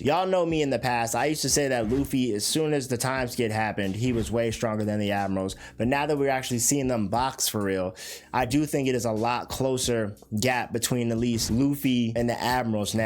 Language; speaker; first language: English; native; English